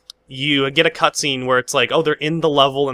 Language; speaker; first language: English; native; English